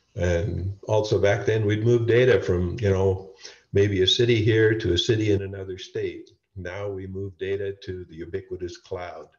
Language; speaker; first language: English; native; English